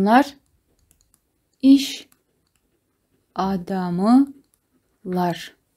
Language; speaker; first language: Turkish; non-native, fluent; Kazakh